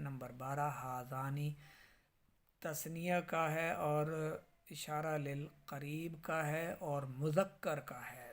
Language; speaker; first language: Urdu; native; Urdu